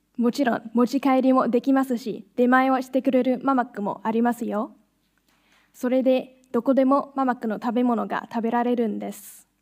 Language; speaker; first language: Japanese; non-native, fluent; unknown